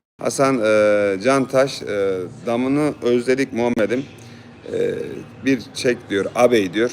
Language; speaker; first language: Turkish; native; Turkish